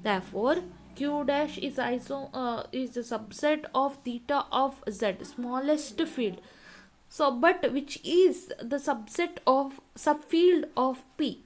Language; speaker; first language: English; non-native, local second language; Kannada